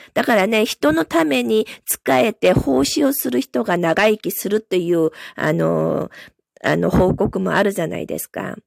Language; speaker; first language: Japanese; non-native, fluent; Korean